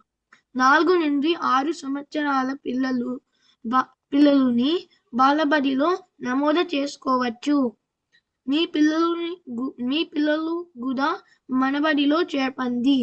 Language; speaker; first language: Telugu; early bilingual, heritage; Telugu